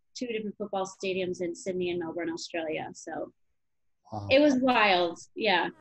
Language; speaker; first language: English; native; English